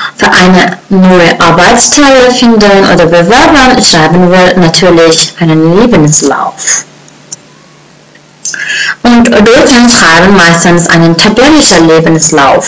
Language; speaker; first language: German; non-native, fluent; Uzbek